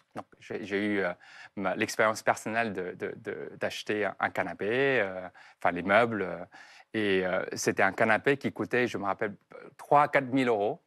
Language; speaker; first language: French; non-native, fluent; Chinese